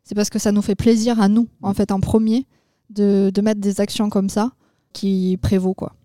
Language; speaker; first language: French; native; French